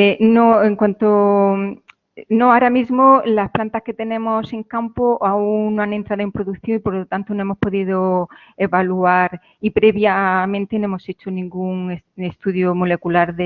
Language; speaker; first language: Spanish; native; Spanish